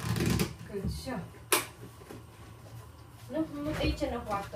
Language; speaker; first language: Dutch; non-native, learner; Indonesian